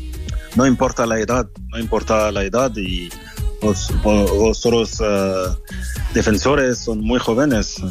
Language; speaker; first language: Spanish; non-native, fluent; French